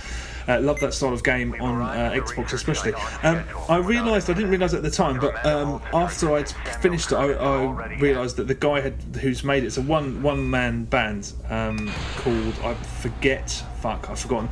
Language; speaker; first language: English; native; English